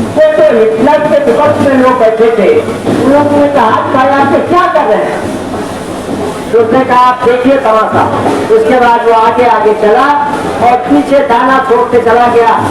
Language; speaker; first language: Hindi; native; Hindi